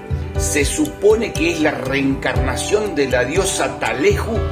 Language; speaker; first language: Spanish; native; Spanish